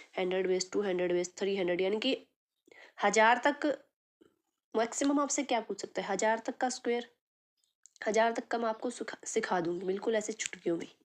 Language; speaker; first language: Hindi; native; Hindi